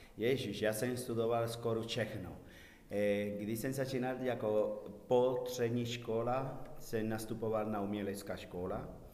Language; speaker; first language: Czech; non-native, learner; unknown